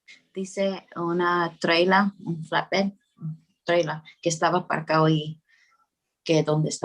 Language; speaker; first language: Spanish; early bilingual, heritage; Spanish